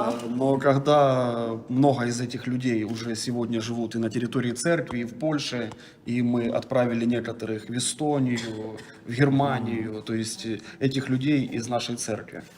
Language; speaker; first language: Russian; native; Russian